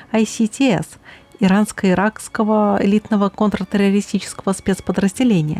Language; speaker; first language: Russian; native; Russian